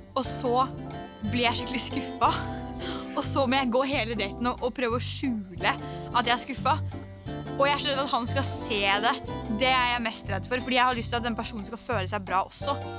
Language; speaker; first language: Norwegian; native; Norwegian